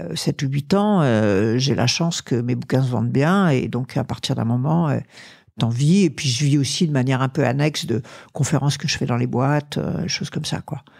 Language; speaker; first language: French; native; French